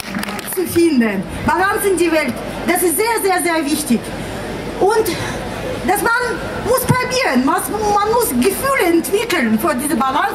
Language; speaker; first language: German; non-native, learner; Russian